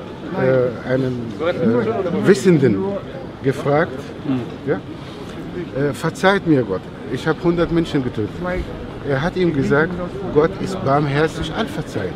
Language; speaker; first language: German; non-native, fluent; Arabic